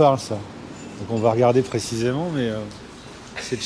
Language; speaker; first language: French; native; French